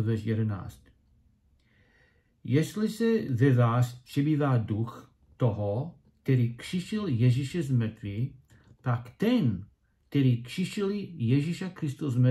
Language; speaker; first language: Czech; non-native, learner; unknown